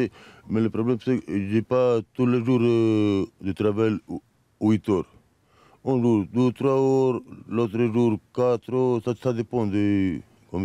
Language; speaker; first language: French; non-native, learner; Bulgarian